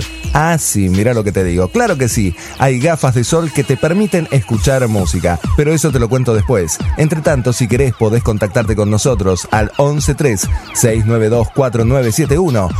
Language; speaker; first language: Spanish; native; Spanish